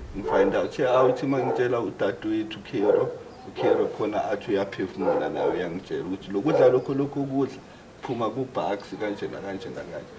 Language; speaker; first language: Zulu; native; Zulu